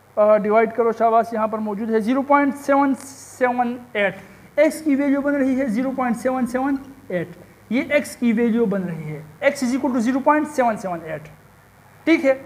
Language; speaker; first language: Urdu; non-native, local second language; Pashto